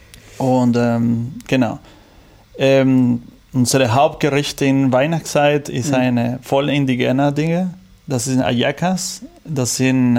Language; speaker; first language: German; non-native, learner; Spanish